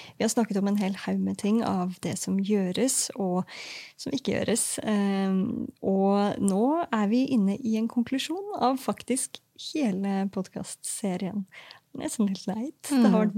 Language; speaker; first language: Norwegian; native; Norwegian